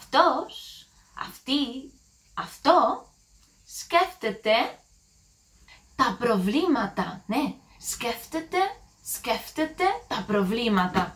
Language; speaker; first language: Greek; non-native, learner; English